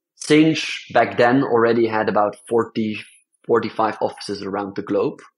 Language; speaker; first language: English; non-native, fluent; Dutch